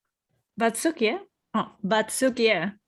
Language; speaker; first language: Dutch; non-native, learner; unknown